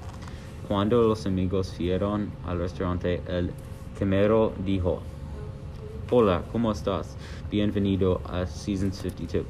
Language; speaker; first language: Spanish; non-native, learner; English